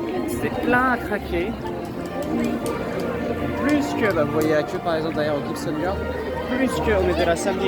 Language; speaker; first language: French; native; French